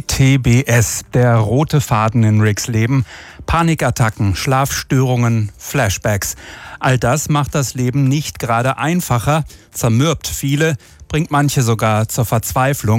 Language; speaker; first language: German; native; German